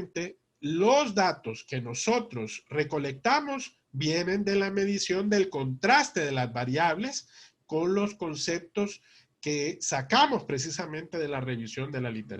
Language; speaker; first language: Spanish; native; Spanish